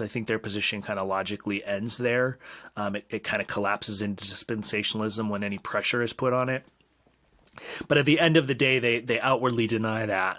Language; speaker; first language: English; native; English